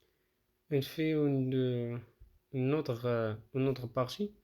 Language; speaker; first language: French; non-native, local second language; Arabic